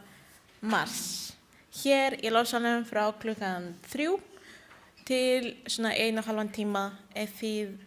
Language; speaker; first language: Icelandic; non-native, learner; Spanish